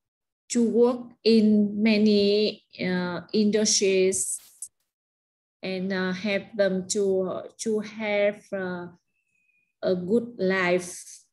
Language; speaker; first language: English; non-native, learner; Vietnamese